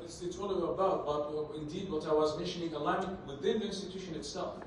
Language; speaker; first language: English; non-native, fluent; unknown